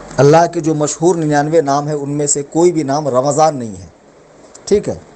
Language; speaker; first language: Urdu; native; Urdu